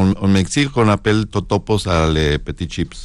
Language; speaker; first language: French; non-native, learner; Spanish